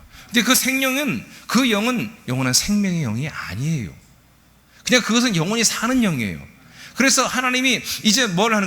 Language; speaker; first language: Korean; native; Korean